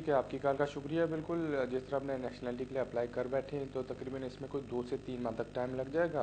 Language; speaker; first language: Urdu; native; Urdu